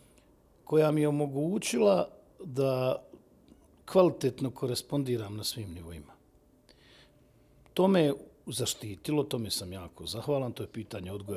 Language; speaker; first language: Serbian; native; Serbian